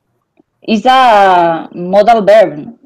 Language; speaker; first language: English; non-native, learner; Spanish